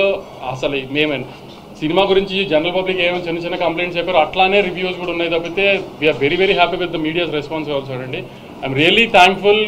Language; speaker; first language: Telugu; native; Telugu